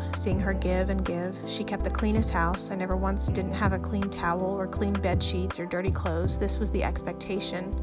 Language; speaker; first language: English; native; English